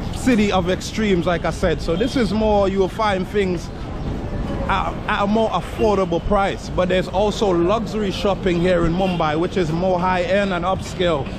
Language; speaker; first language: English; native; English